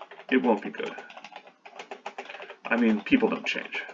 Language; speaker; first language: English; native; English